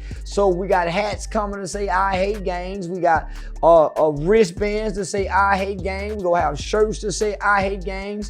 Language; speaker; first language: English; native; English